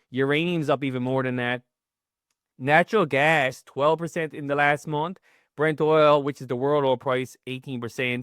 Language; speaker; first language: English; native; English